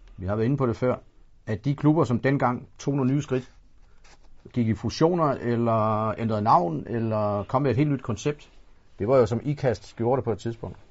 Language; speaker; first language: Danish; native; Danish